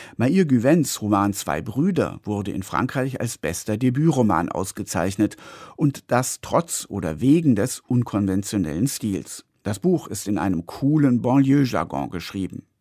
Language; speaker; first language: German; native; German